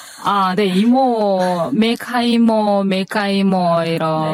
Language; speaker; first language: Korean; non-native, fluent; Kyrgyz